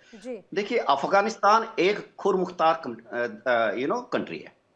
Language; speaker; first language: Hindi; native; Hindi